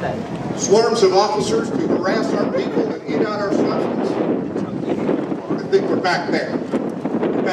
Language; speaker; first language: English; native; English